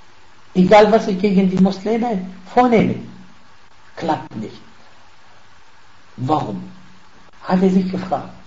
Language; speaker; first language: German; non-native, fluent; Arabic